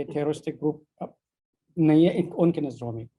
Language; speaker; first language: Hindi; non-native, learner; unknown